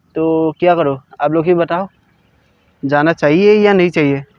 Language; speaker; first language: Hindi; non-native, local second language; Assamese